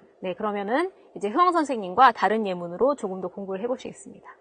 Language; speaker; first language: Korean; native; Korean